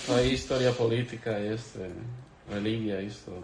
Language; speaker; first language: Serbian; early bilingual, heritage; Spanish